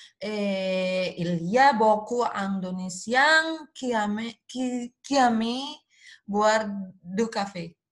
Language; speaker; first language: French; non-native, learner; Indonesian